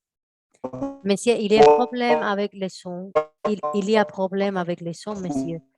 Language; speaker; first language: French; non-native, fluent; Spanish